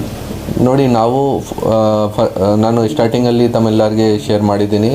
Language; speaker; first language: Kannada; non-native, fluent; Hindi